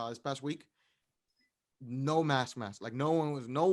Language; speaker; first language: English; native; English